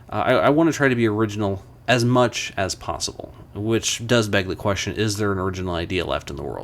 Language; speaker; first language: English; native; English